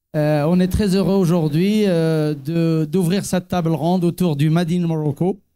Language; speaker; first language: French; non-native, local second language; Arabic